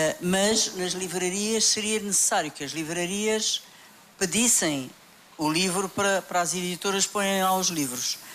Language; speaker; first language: Portuguese; native; Portuguese